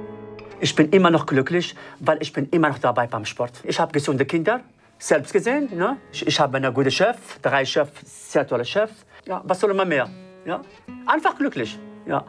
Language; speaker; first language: German; non-native, learner; Arabic